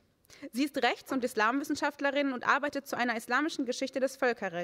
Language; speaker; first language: German; native; German